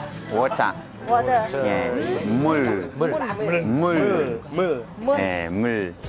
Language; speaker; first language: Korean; non-native, learner; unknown